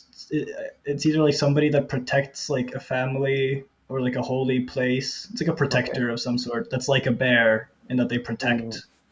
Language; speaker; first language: English; non-native, fluent; Norwegian